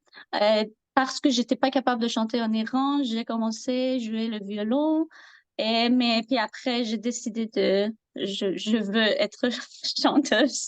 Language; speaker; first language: French; non-native, learner; Persian